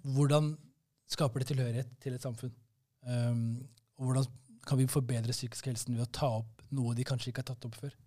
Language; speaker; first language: Norwegian; early bilingual, other home language; Somali